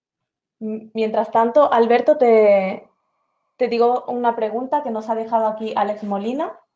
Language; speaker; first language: Spanish; native; Spanish